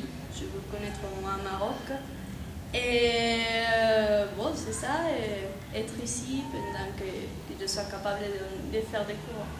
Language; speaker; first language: French; non-native, fluent; Spanish